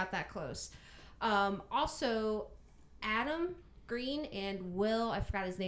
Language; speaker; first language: English; native; English